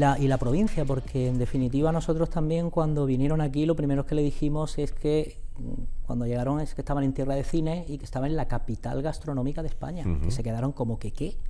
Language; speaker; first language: Spanish; native; Spanish